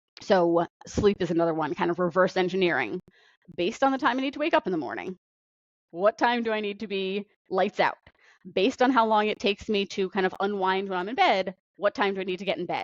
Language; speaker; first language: English; native; English